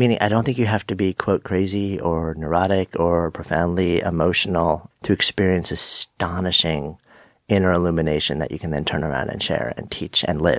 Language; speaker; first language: English; native; English